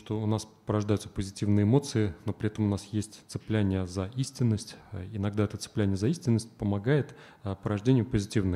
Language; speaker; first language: Russian; native; Russian